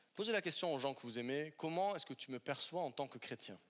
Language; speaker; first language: French; native; French